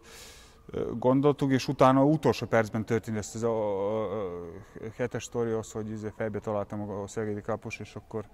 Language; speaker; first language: Hungarian; non-native, fluent; Serbian